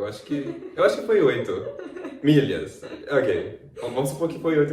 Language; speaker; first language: Portuguese; non-native, fluent; English